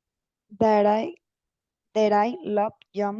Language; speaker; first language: English; non-native, learner; Spanish